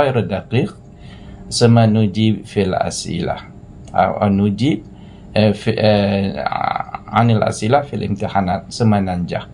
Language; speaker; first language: Arabic; non-native, fluent; Malay